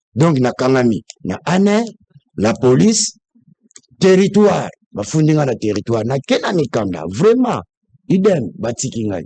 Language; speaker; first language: Lingala; non-native, local second language; Kongo